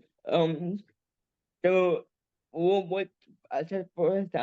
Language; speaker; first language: Hindi; early bilingual, heritage; Hindi